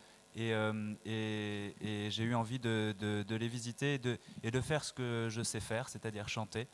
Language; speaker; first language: French; native; French